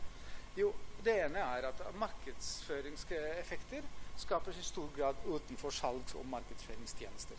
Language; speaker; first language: Norwegian; non-native, fluent; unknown